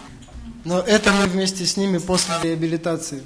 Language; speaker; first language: Czech; non-native, learner; Russian